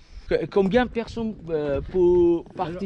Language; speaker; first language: French; non-native, learner; Kurdish